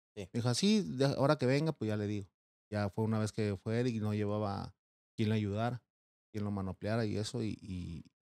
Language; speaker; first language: Spanish; native; Spanish